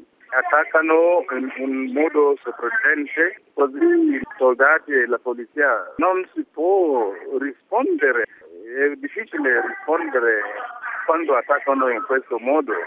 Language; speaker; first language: Italian; non-native, fluent; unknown